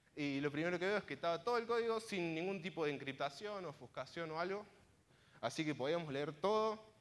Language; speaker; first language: Spanish; native; Spanish